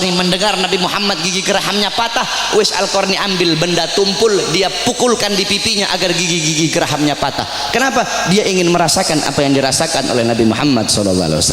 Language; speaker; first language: Indonesian; native; Indonesian